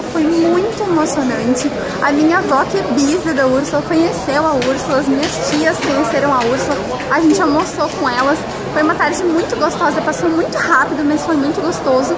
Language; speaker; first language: Portuguese; native; Portuguese